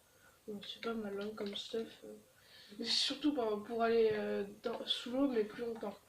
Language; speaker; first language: French; native; French